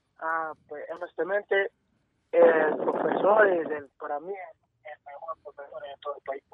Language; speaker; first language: Spanish; non-native, learner; English